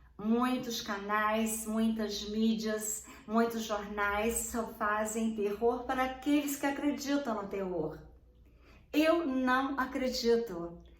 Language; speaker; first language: Portuguese; native; Portuguese